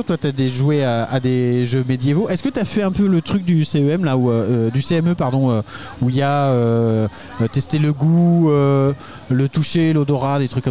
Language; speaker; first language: French; native; French